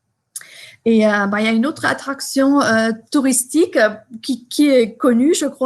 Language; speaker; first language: French; non-native, fluent; German